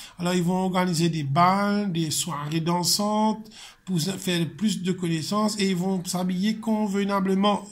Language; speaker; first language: French; non-native, local second language; Morisyen